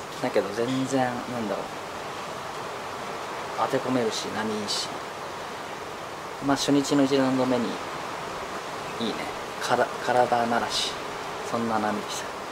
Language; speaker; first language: Japanese; native; Japanese